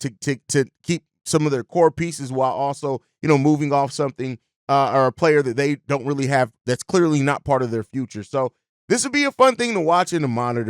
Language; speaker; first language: English; native; English